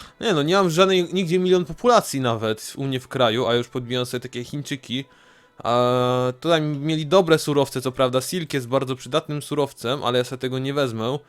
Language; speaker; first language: Polish; native; Polish